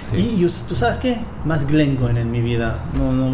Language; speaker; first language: Spanish; non-native, fluent; English